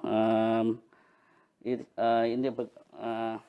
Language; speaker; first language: English; non-native, learner; Banjar